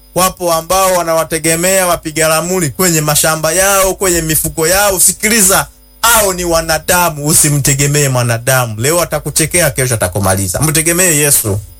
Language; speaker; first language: Swahili; native; Swahili